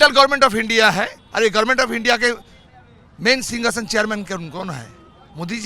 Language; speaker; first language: Hindi; non-native, local second language; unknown